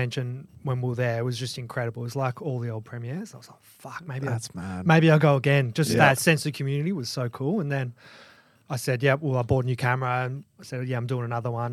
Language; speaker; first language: English; native; English